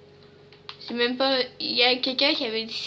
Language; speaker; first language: French; native; French